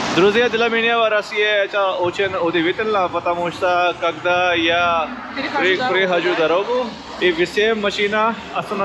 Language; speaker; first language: Russian; non-native, learner; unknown